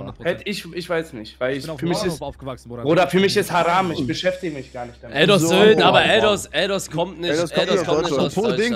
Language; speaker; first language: German; native; German